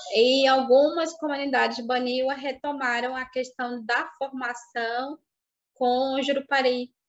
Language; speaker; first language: Portuguese; non-native, local second language; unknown